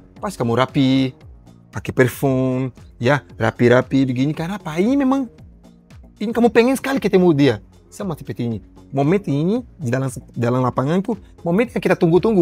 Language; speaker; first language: Indonesian; non-native, learner; Portuguese